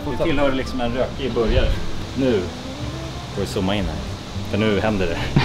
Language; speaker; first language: Swedish; native; Swedish